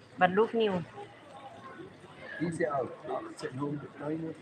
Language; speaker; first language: English; non-native, learner; Thai